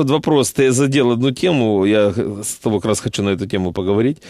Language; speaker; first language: Russian; native; Russian